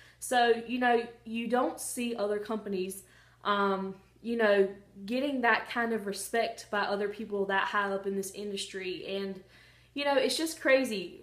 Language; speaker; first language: English; native; English